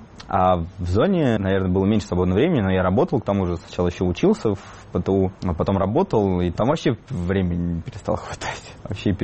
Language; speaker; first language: Russian; native; Russian